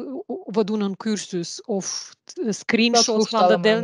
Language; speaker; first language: Dutch; non-native, learner; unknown